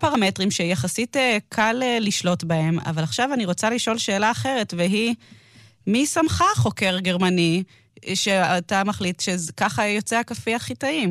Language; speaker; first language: Hebrew; native; Hebrew